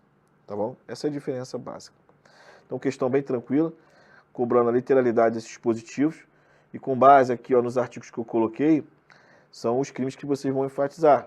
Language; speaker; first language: Portuguese; native; Portuguese